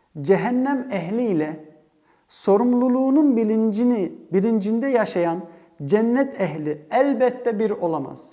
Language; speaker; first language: Turkish; early bilingual, heritage; Turkish